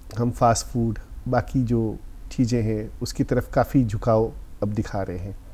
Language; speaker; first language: Hindi; native; Hindi